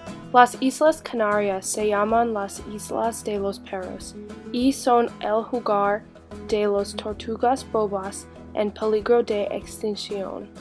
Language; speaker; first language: Spanish; non-native, learner; English